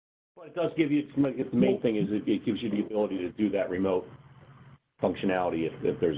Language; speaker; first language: English; native; English